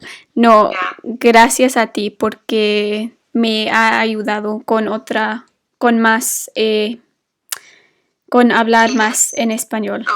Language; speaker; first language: Spanish; non-native, fluent; English